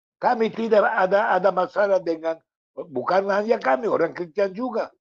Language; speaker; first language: Indonesian; non-native, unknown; Hebrew